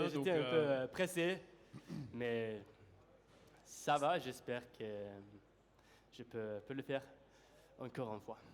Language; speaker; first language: French; non-native, fluent; English